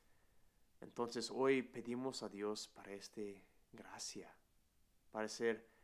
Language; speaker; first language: Spanish; non-native, fluent; English